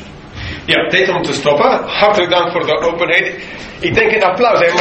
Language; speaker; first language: Dutch; non-native, fluent; English